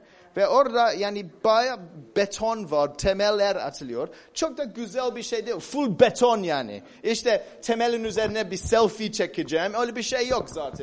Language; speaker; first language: Turkish; non-native, fluent; English